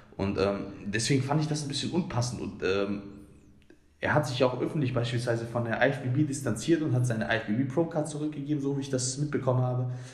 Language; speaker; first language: German; early bilingual, other home language; Bosnian